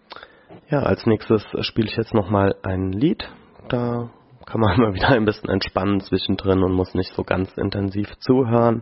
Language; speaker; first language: German; native; German